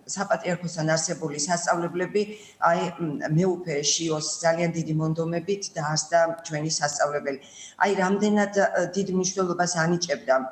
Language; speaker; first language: Georgian; native; Georgian